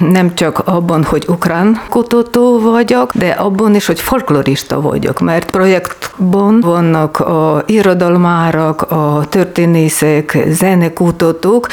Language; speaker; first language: Hungarian; non-native, learner; Ukrainian